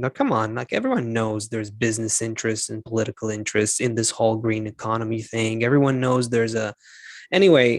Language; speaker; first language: English; non-native, fluent; Hebrew